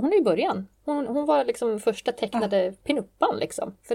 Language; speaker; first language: Swedish; native; Swedish